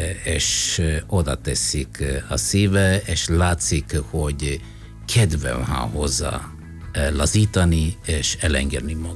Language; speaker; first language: Hungarian; non-native, fluent; Italian